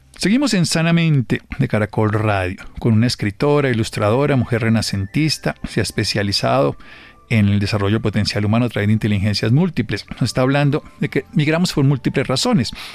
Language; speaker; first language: Spanish; native; Spanish